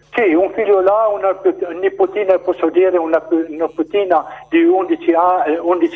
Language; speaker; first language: Italian; non-native, local second language; Slovenian